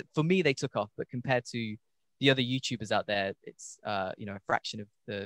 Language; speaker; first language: English; native; English